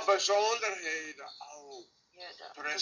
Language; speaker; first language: Dutch; non-native, learner; English